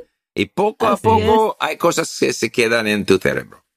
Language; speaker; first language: Spanish; non-native, fluent; English